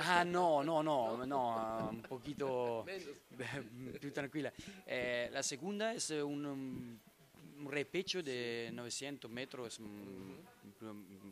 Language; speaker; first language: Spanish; non-native, learner; Italian